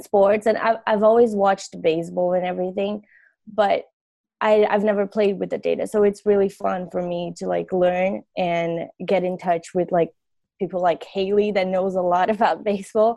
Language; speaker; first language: English; non-native, fluent; Portuguese